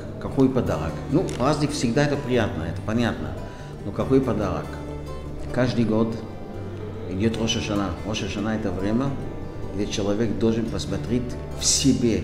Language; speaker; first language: Russian; non-native, fluent; Hebrew